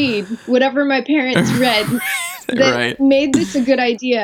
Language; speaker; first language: English; native; English